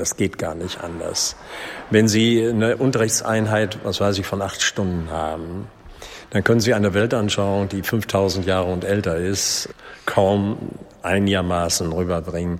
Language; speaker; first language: German; native; German